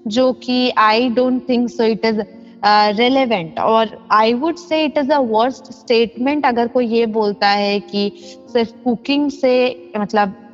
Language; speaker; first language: Hindi; non-native, local second language; Assamese